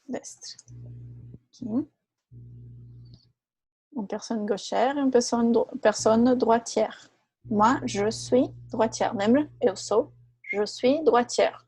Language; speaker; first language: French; non-native, fluent; Portuguese